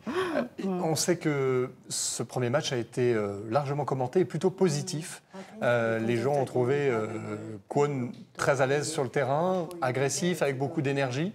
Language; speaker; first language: French; native; French